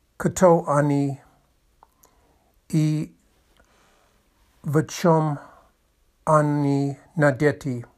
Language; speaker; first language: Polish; non-native, learner; Russian